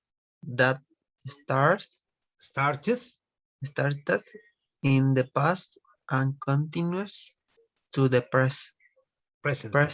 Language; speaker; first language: English; non-native, learner; Spanish